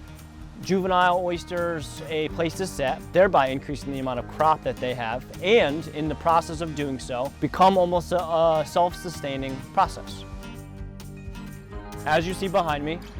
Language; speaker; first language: English; native; English